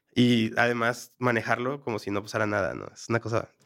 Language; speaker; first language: Spanish; native; Spanish